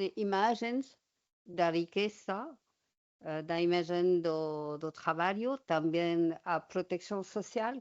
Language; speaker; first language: Portuguese; non-native, learner; French